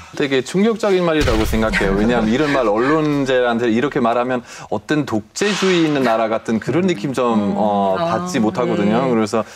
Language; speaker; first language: Korean; non-native, fluent; German